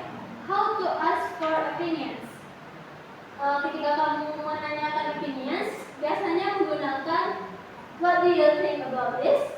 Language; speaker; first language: English; non-native, fluent; Indonesian